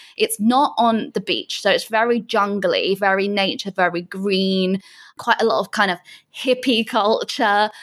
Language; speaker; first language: English; native; English